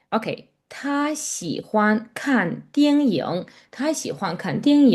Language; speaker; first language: Chinese; non-native, fluent; Georgian